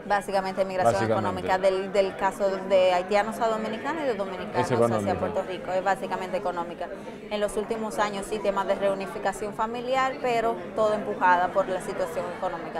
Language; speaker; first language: Spanish; native; Spanish